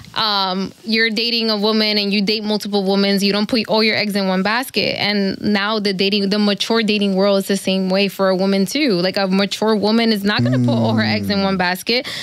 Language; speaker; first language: English; native; English